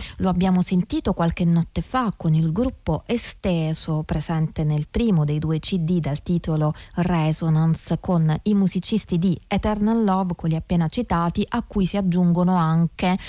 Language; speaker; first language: Italian; native; Italian